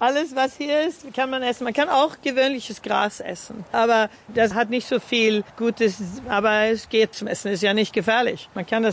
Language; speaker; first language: German; early bilingual, heritage; German